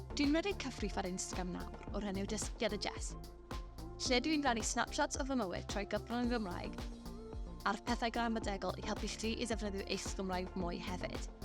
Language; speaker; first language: Welsh; non-native, local second language; English